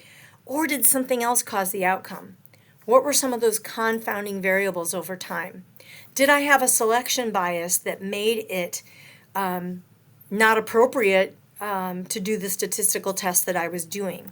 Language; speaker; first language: English; native; English